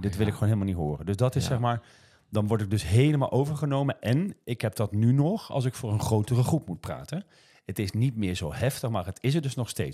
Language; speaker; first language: Dutch; native; Dutch